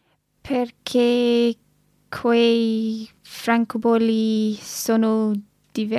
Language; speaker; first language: Italian; non-native, learner; English